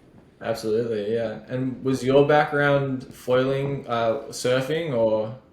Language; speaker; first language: English; native; English